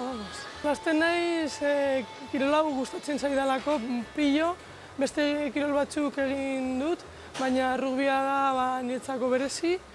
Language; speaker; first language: Basque; non-native, local second language; Spanish